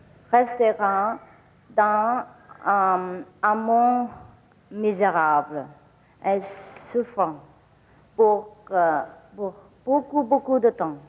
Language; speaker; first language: French; non-native, learner; Vietnamese